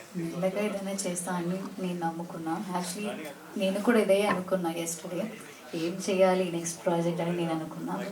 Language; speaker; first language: Telugu; non-native, learner; Malayalam